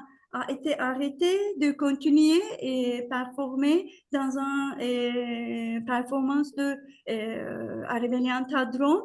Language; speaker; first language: French; non-native, fluent; Turkish